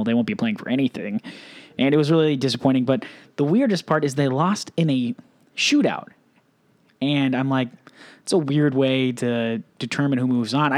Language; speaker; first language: English; native; English